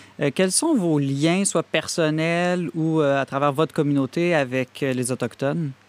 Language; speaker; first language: French; native; French